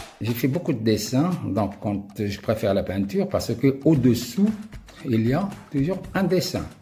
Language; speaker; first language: French; non-native, local second language; Arabic